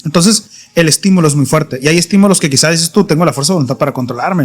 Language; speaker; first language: Spanish; native; Spanish